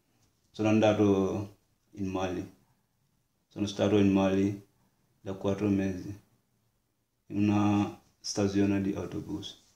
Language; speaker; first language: Italian; non-native, learner; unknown